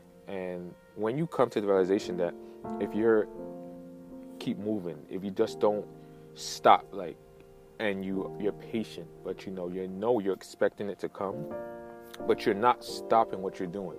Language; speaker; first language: English; native; English